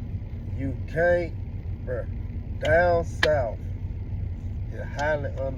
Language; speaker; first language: English; native; English